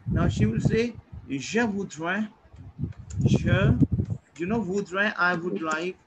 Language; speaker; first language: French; non-native, fluent; Hindi